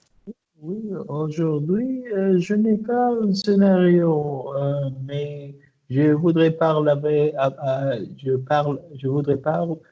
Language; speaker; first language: French; non-native, learner; Arabic